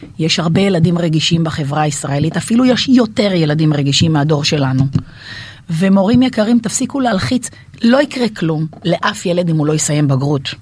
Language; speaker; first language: Hebrew; native; Hebrew